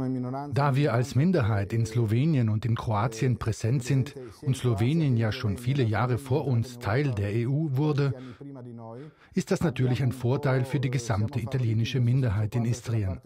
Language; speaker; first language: German; non-native, fluent; Italian